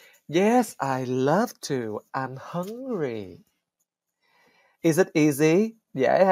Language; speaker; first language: English; non-native, fluent; Vietnamese